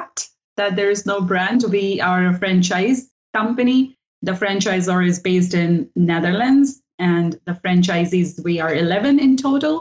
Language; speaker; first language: English; non-native, local second language; Hindi